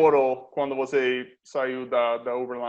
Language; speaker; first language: Portuguese; non-native, fluent; English